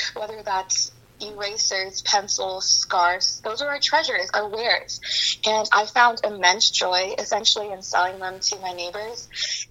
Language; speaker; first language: English; early bilingual, other home language; Chinese